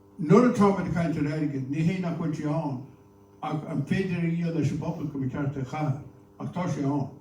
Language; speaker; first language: Irish; native; Irish